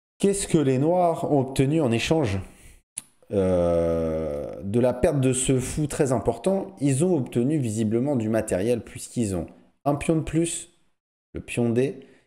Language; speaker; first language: French; native; French